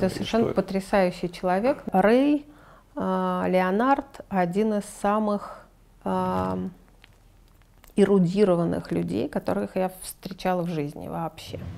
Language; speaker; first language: Russian; native; Russian